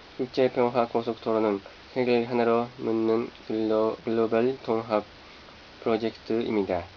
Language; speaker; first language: Korean; non-native, fluent; Japanese